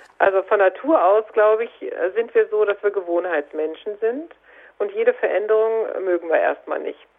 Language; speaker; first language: German; native; German